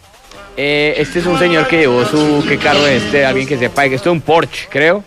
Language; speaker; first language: Spanish; native; Spanish